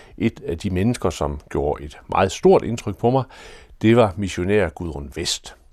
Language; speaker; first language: Danish; native; Danish